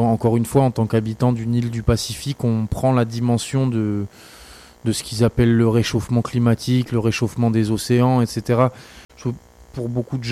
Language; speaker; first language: French; native; French